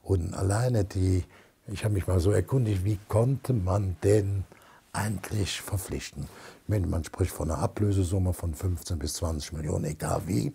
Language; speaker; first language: German; native; German